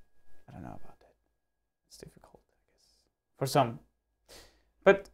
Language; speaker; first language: English; non-native, fluent; German